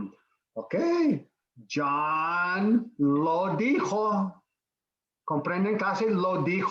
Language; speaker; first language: Spanish; non-native, fluent; English